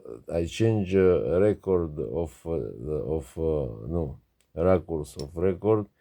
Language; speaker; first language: English; non-native, learner; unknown